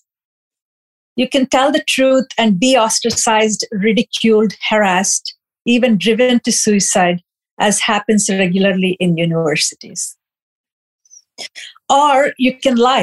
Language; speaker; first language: English; non-native, local second language; Telugu